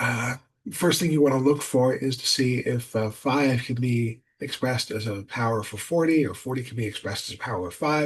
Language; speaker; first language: English; native; English